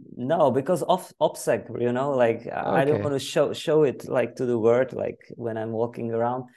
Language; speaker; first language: English; non-native, fluent; Czech